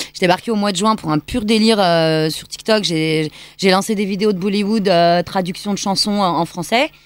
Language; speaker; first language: French; native; French